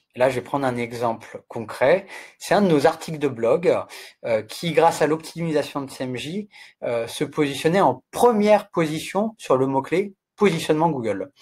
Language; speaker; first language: French; native; French